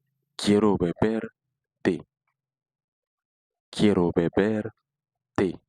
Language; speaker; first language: Spanish; non-native, fluent; Haitian Creole